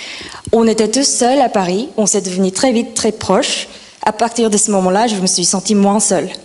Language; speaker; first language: French; non-native, fluent; Korean